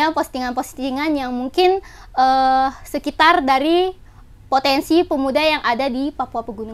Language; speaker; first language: Indonesian; native; Indonesian